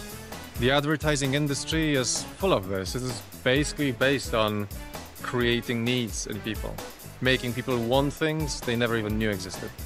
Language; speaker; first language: English; non-native, fluent; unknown